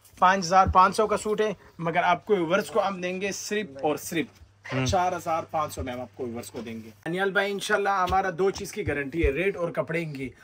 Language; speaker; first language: Urdu; native; Urdu